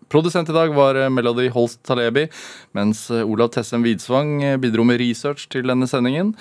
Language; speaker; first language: Norwegian; native; Norwegian